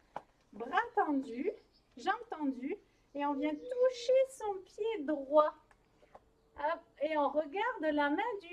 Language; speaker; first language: French; native; French